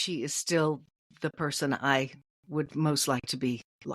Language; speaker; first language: English; native; English